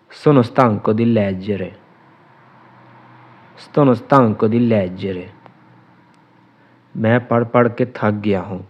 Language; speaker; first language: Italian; non-native, learner; Urdu